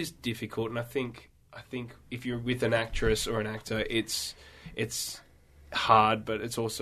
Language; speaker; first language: English; native; English